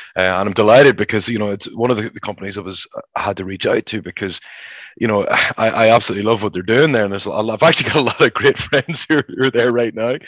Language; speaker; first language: English; native; English